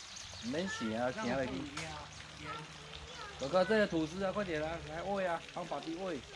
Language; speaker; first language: Chinese; native; Chinese